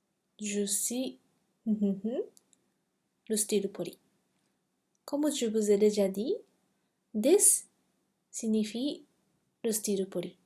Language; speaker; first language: French; non-native, fluent; Japanese